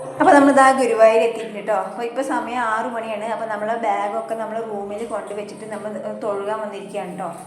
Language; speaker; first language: Malayalam; native; Malayalam